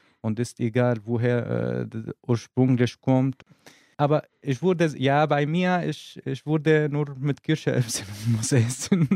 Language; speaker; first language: German; non-native, learner; Arabic